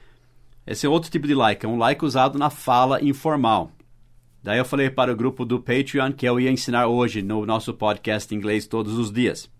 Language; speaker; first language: Portuguese; early bilingual, other home language; English